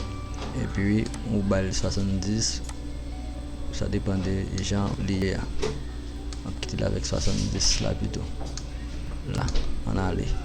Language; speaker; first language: French; non-native, learner; Haitian Creole